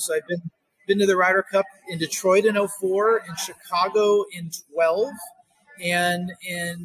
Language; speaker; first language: English; native; English